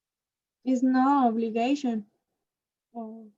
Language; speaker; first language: English; non-native, learner; Spanish